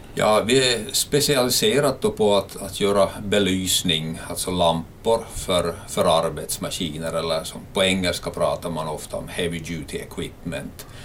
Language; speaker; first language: Swedish; native; Swedish